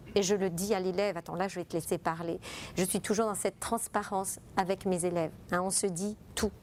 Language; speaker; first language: French; non-native, fluent; Italian